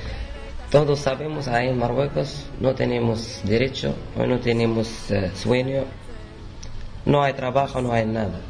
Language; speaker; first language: Spanish; non-native, learner; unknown